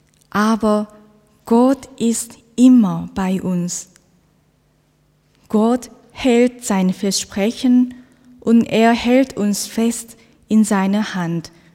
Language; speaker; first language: German; non-native, fluent; Korean